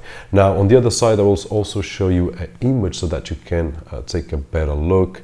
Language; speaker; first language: English; non-native, fluent; Portuguese